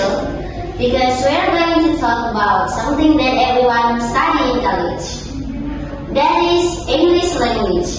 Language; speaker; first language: English; non-native, learner; Indonesian